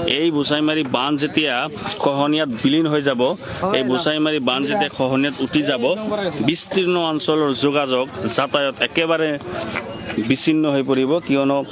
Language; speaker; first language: Assamese; non-native, local second language; Bangla